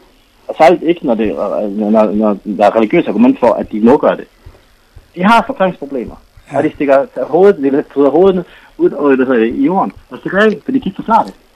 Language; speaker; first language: Danish; non-native, fluent; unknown